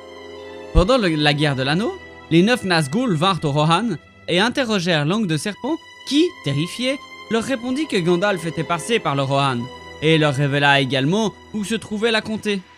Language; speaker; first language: French; native; French